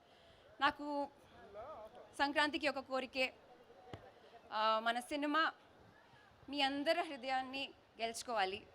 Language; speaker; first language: Telugu; non-native, fluent; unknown